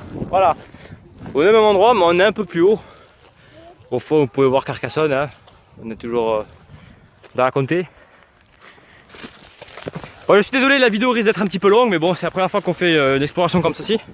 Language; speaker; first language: French; native; French